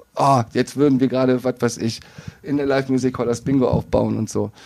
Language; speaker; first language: German; native; German